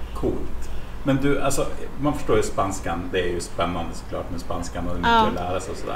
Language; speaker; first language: Swedish; native; Swedish